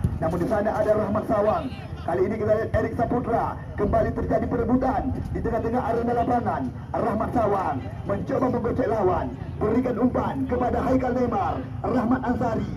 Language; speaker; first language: Indonesian; non-native, local second language; Achinese